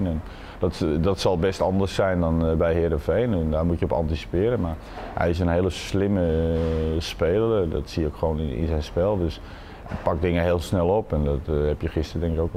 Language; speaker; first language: Dutch; native; Dutch